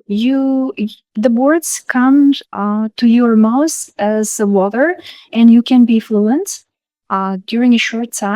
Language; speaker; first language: English; non-native, fluent; Uzbek